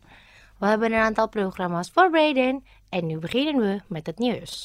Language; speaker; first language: Dutch; non-native, fluent; Indonesian